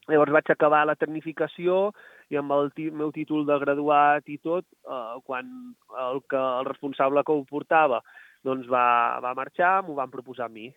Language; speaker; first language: Catalan; native; Catalan